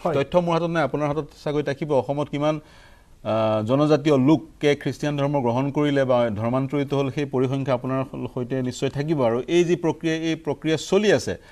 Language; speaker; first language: Assamese; native; Assamese